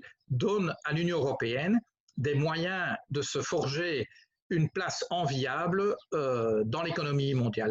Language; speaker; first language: French; native; French